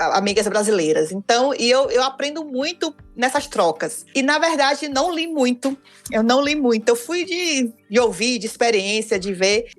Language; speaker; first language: Portuguese; native; Portuguese